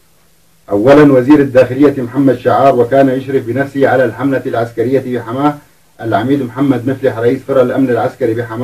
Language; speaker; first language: Arabic; native; Arabic